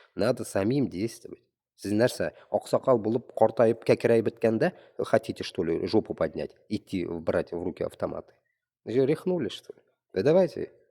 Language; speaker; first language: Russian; non-native, local second language; Tatar